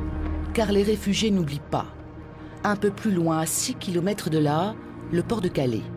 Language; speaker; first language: French; native; French